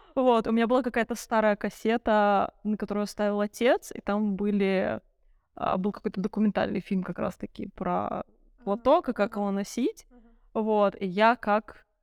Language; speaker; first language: Russian; early bilingual, other home language; Arabic